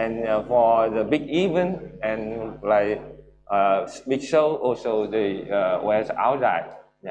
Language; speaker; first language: English; non-native, learner; Vietnamese